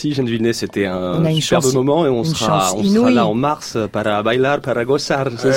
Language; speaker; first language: French; native; French